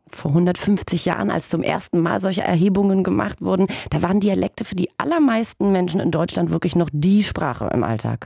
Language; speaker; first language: German; native; German